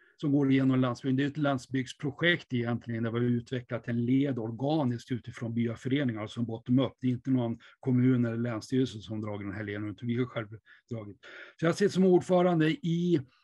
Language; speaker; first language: Swedish; native; Swedish